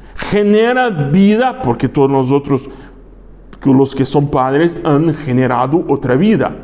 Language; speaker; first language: Spanish; non-native, learner; Portuguese